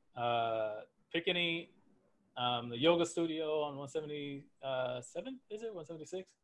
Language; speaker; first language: English; native; English